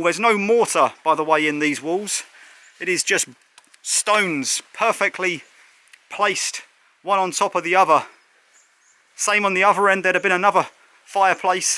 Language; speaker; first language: English; native; English